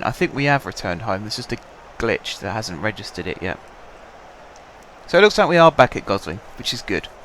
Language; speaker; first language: English; native; English